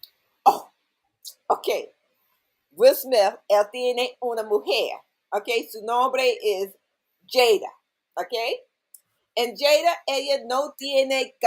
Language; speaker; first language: Spanish; non-native, learner; English